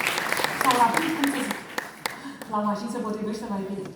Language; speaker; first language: Romanian; native; Romanian